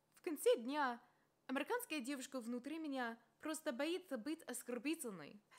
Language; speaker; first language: Russian; non-native, fluent; English